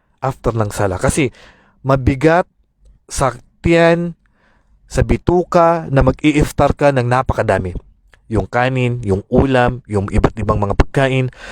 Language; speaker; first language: Filipino; non-native, local second language; Maranao